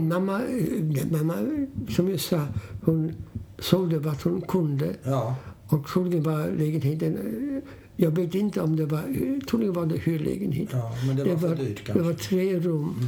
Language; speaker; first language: Swedish; non-native, fluent; Polish